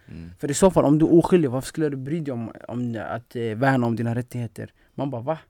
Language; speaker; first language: Swedish; non-native, fluent; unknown